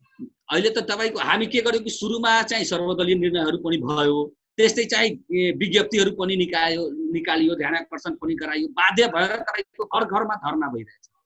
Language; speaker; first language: Nepali; non-native, local second language; Bhojpuri